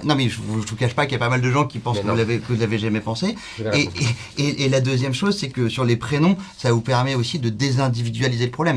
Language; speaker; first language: French; native; French